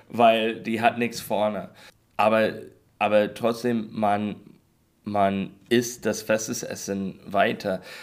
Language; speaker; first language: German; non-native, learner; English